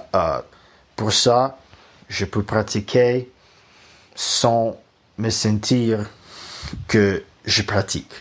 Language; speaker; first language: French; non-native, learner; Russian